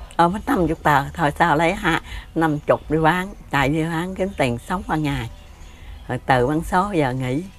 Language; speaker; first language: Vietnamese; native; Vietnamese